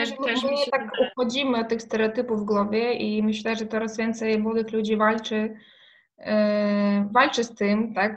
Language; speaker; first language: Polish; non-native, fluent; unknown